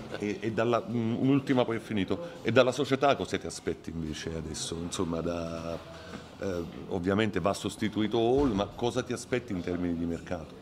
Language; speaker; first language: Italian; native; Italian